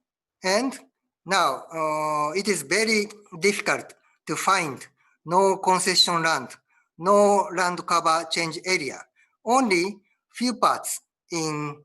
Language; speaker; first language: English; non-native, learner; Japanese